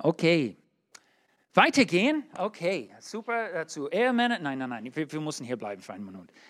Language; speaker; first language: German; non-native, learner; English